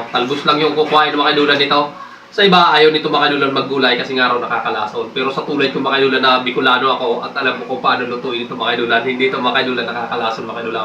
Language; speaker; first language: Filipino; non-native, local second language; Bikol